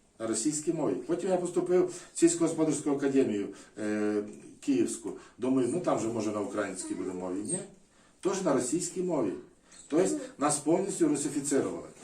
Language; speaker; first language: Ukrainian; non-native, local second language; Russian